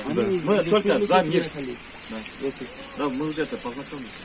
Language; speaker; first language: Russian; non-native, learner; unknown